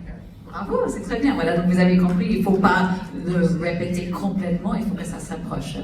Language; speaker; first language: French; native; French